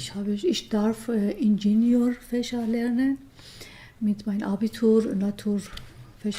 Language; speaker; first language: German; non-native, learner; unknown